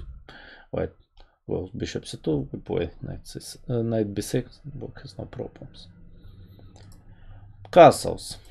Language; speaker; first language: English; non-native, fluent; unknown